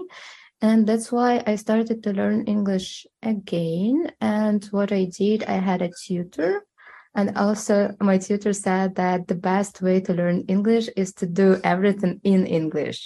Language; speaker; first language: English; non-native, fluent; Russian